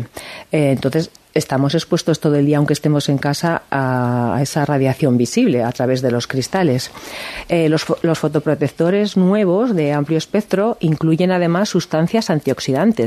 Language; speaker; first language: Spanish; native; Spanish